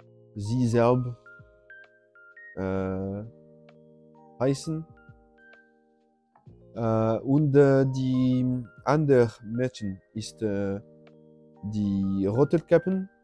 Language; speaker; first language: German; non-native, learner; French